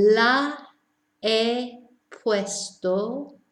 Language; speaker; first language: Spanish; non-native, fluent; English